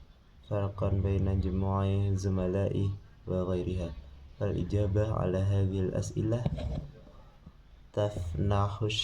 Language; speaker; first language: Arabic; non-native, learner; Indonesian